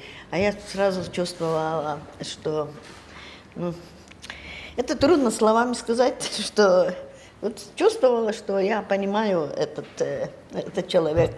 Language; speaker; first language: Russian; non-native, learner; Estonian